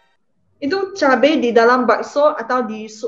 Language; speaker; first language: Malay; non-native, local second language; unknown